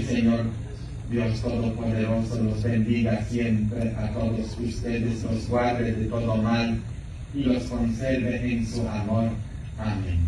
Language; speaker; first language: Spanish; non-native, fluent; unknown